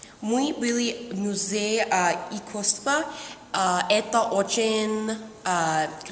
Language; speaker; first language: Russian; non-native, learner; English